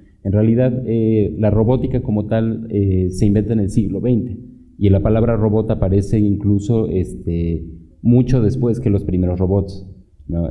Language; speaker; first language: Spanish; native; Spanish